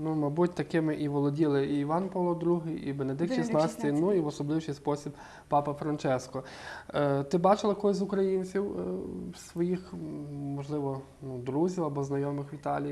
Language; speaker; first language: Ukrainian; native; Ukrainian